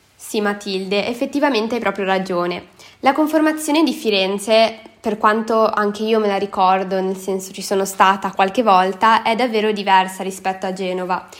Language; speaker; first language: Italian; native; Italian